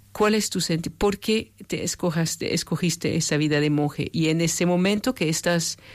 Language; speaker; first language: Spanish; non-native, fluent; French